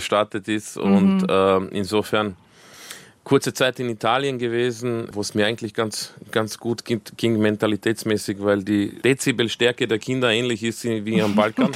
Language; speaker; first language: German; early bilingual, other home language; Croatian